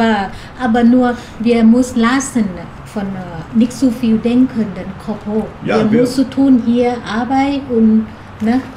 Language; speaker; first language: German; non-native, learner; Thai